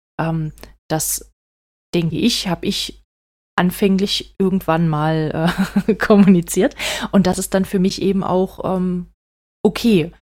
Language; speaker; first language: German; native; German